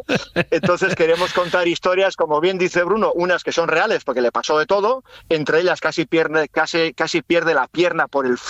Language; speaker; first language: Spanish; native; Spanish